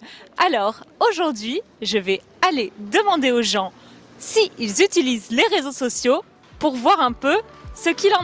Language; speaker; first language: French; native; French